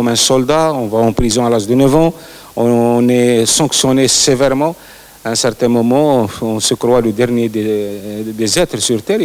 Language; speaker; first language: French; non-native, local second language; Arabic